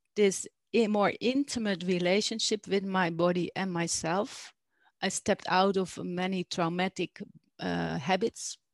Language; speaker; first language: English; non-native, fluent; Dutch